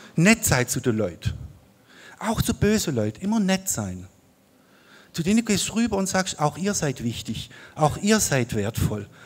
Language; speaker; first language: German; native; German